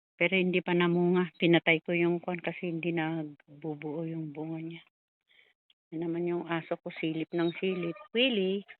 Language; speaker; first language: Filipino; non-native, local second language; Iloko